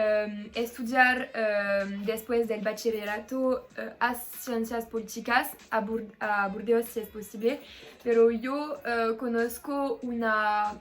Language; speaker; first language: Spanish; non-native, learner; French